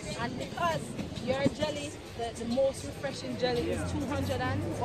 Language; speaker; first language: English; native; English